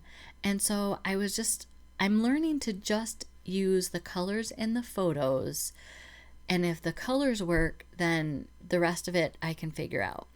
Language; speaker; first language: English; native; English